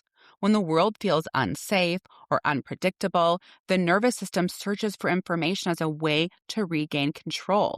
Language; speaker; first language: English; native; English